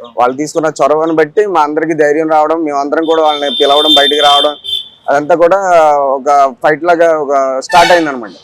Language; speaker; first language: Telugu; native; Telugu